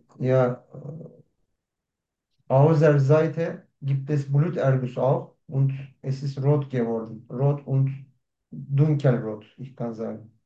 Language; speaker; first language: German; non-native, learner; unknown